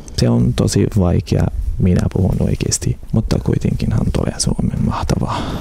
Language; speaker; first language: Finnish; non-native, learner; Arabic